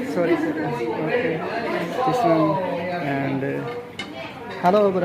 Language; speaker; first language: English; non-native, learner; Urdu